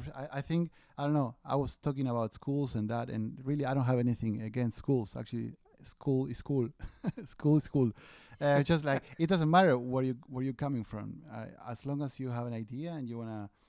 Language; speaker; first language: English; non-native, fluent; Spanish